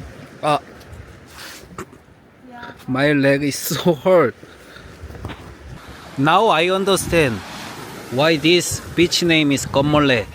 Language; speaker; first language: English; non-native, learner; Korean